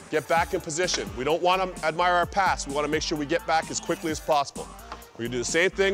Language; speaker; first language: English; native; English